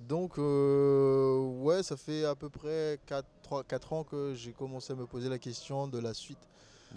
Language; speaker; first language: French; non-native, local second language; Malagasy